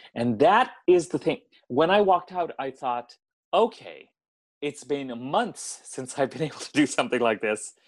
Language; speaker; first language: English; non-native, local second language; Hindi